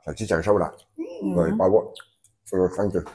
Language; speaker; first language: Spanish; native; Spanish